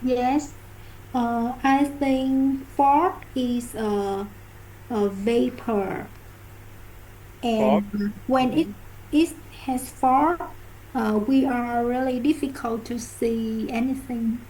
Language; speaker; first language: English; non-native, learner; Vietnamese